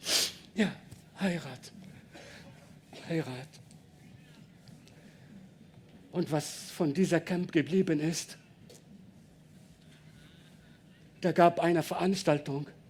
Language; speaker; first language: German; non-native, learner; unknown